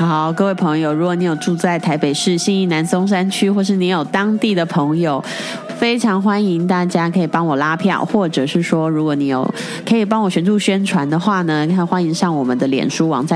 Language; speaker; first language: Chinese; native; Chinese